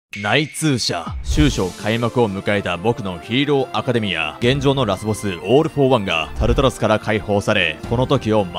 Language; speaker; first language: Japanese; native; Japanese